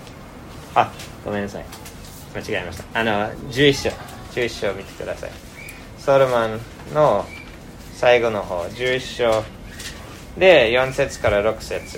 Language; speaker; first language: Japanese; non-native, fluent; English